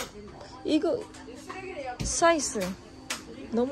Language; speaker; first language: Korean; non-native, learner; Filipino